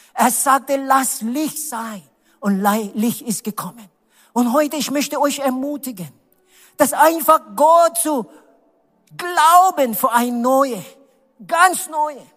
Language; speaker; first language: German; non-native, learner; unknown